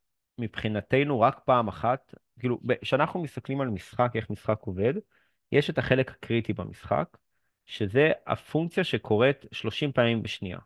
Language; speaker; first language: Hebrew; native; Hebrew